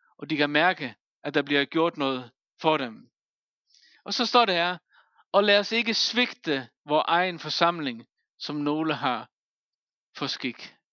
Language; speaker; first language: Danish; non-native, local second language; Faroese